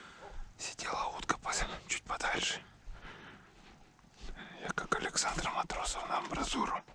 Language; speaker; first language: Russian; native; Russian